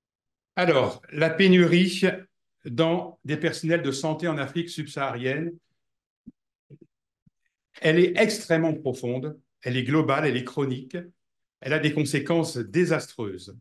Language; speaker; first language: French; native; French